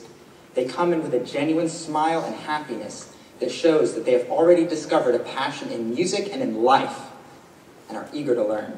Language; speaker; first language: English; native; English